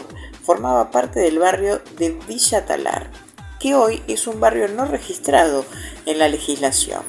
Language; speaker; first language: Spanish; native; Spanish